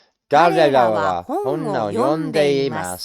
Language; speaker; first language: Japanese; non-native, learner; English